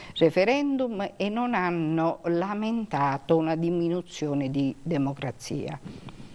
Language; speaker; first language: Italian; native; Italian